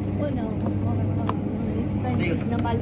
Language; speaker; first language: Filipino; non-native, local second language; Bikol